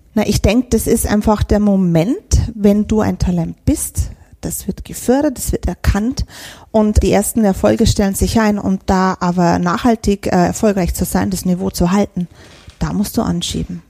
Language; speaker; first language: German; native; German